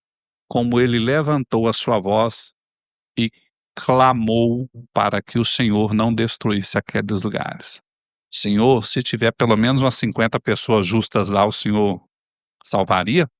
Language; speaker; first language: Portuguese; native; Portuguese